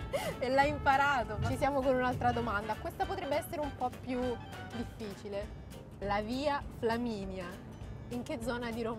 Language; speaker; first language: Italian; native; Italian